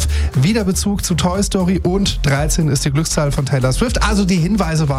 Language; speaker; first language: German; native; German